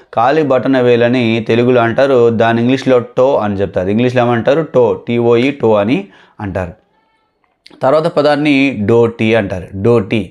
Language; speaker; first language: Telugu; non-native, local second language; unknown